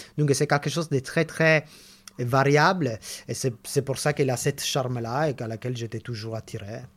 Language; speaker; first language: French; non-native, fluent; Italian